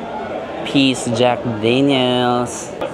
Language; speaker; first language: English; non-native, local second language; Filipino